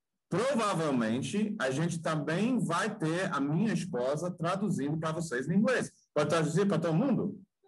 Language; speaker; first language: Portuguese; non-native, fluent; English